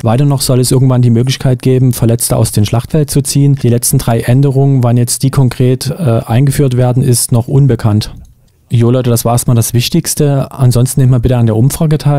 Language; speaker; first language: German; native; German